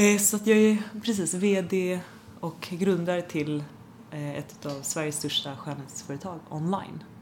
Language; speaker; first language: Swedish; early bilingual, other home language; Persian